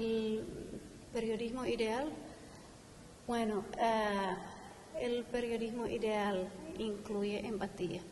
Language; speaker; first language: Spanish; non-native, fluent; Finnish